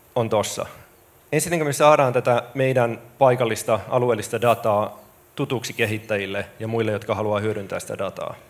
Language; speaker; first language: Finnish; native; Finnish